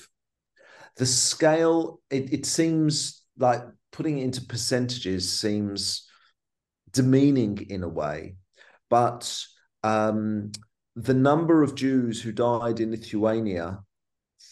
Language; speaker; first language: English; native; English